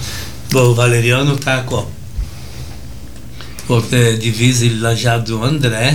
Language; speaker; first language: Polish; early bilingual, heritage; Polish